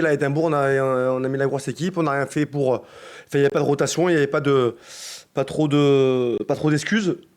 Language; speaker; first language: French; native; French